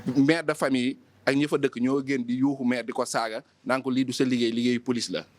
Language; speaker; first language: Wolof; native; Wolof